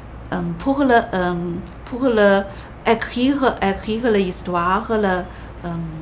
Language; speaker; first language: French; non-native, learner; Chinese